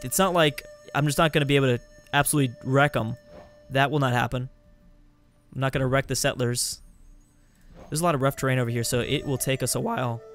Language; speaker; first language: English; native; English